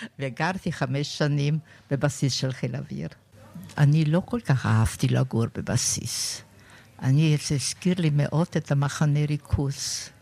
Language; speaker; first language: Hebrew; non-native, fluent; German